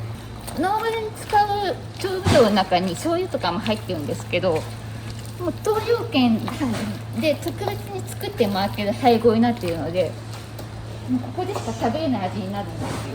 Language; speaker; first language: Japanese; native; Japanese